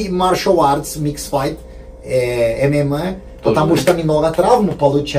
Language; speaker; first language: Russian; non-native, learner; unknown